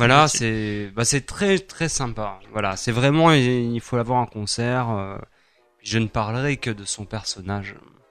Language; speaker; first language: French; native; French